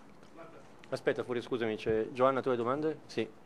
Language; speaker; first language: Italian; native; Italian